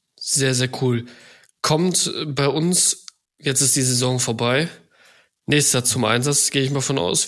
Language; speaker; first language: German; native; German